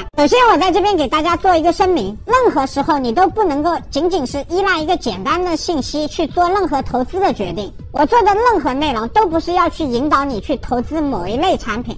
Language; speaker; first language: Chinese; native; Chinese